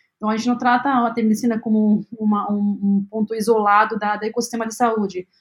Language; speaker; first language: Portuguese; non-native, fluent; Arabic